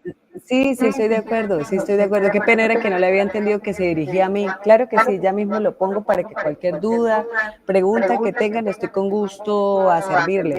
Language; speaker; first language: Spanish; native; Spanish